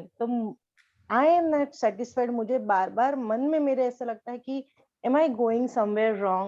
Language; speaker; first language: Hindi; native; Hindi